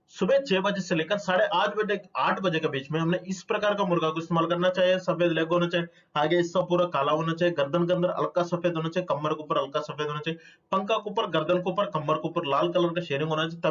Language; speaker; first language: Hindi; non-native, local second language; Telugu